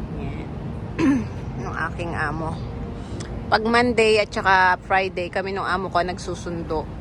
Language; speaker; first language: Filipino; native; Filipino